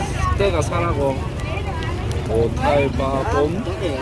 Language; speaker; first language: Korean; native; Korean